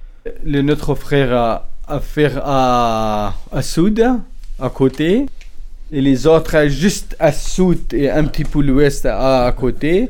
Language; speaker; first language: French; non-native, learner; Kurdish